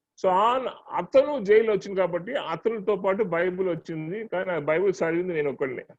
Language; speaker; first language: Telugu; non-native, local second language; Tamil